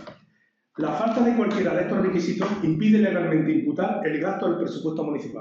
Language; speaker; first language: Spanish; native; Spanish